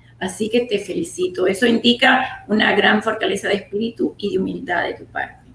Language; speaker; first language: Spanish; native; Spanish